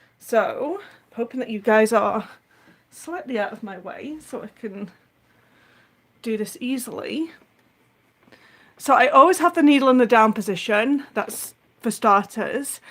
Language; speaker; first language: English; native; English